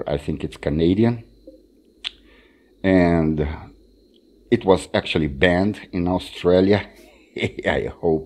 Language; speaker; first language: English; non-native, fluent; Portuguese